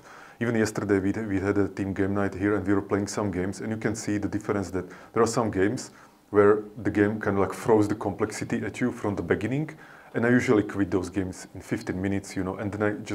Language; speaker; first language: English; non-native, fluent; Slovak